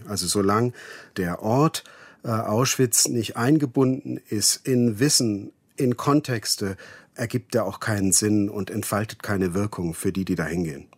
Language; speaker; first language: German; native; German